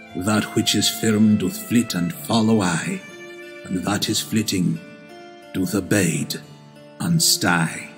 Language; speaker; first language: English; native; English